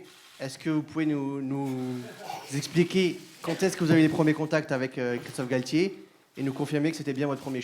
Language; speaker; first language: French; native; French